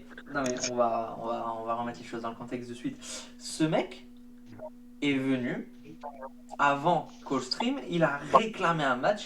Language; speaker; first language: French; native; French